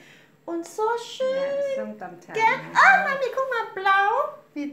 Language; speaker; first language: German; early bilingual, other home language; Thai